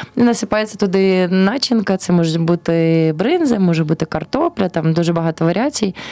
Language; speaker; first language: Ukrainian; early bilingual, heritage; Ukrainian